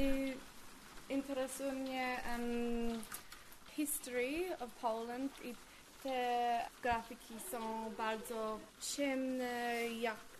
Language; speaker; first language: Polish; early bilingual, heritage; English